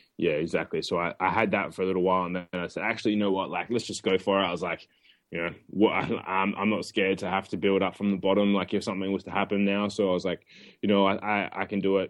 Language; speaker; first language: English; native; English